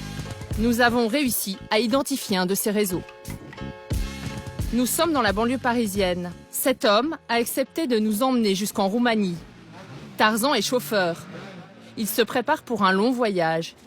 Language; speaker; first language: French; native; French